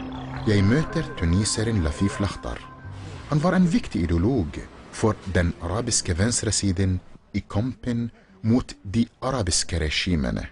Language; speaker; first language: Norwegian; non-native, fluent; Arabic